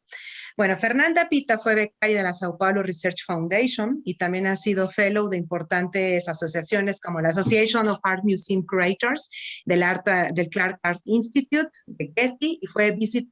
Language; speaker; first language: Spanish; native; Spanish